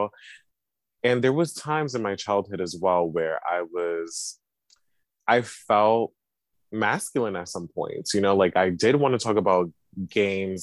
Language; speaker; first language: English; native; English